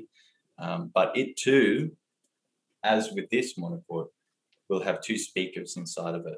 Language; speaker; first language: English; native; English